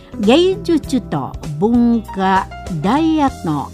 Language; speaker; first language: Japanese; non-native, learner; Indonesian